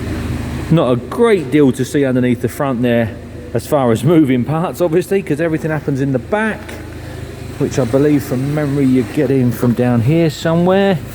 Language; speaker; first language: English; native; English